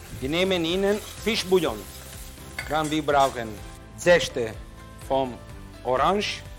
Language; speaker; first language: German; non-native, learner; Italian